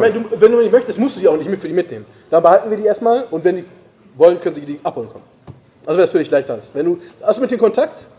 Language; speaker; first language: German; native; German